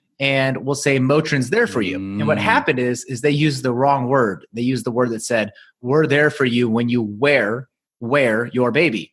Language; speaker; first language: English; native; English